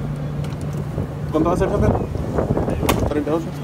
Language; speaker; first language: Spanish; early bilingual, heritage; Spanish